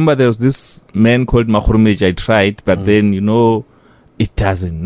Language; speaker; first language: English; non-native, local second language; Northern Sotho